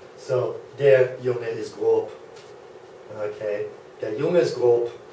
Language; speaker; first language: German; non-native, fluent; English